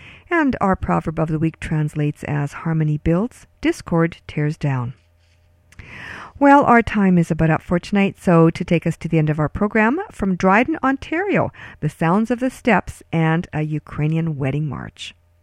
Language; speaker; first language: English; early bilingual, other home language; Ukrainian